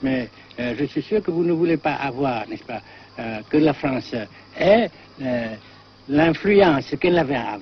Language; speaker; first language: French; non-native, local second language; Vietnamese